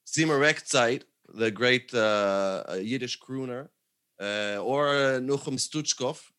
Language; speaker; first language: English; non-native, fluent; Hebrew